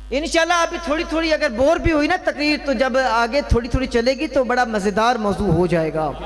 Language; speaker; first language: Urdu; non-native, local second language; Punjabi